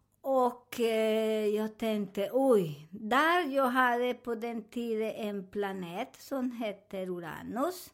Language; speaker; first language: Swedish; non-native, learner; Spanish